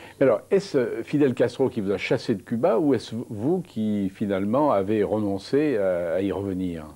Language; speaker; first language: French; native; French